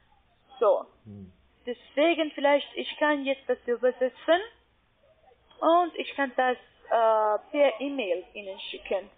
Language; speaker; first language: German; non-native, learner; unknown